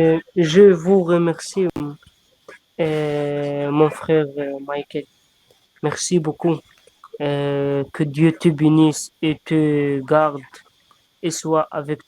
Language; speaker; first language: French; non-native, learner; Arabic